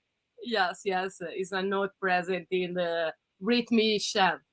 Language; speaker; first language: English; non-native, learner; Italian